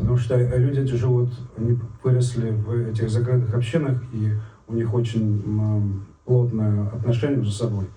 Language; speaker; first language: Russian; native; Russian